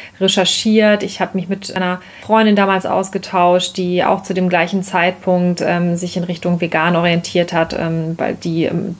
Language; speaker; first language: German; native; German